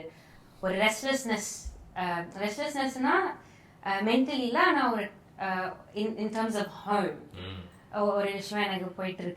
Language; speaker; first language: Tamil; early bilingual, heritage; Tamil